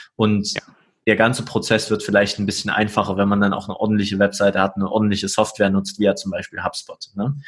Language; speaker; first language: German; native; German